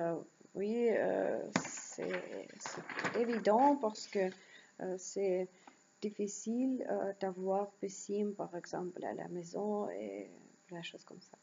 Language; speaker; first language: French; non-native, learner; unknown